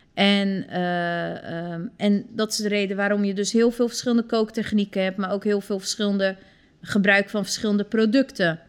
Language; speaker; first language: Dutch; early bilingual, other home language; Turkish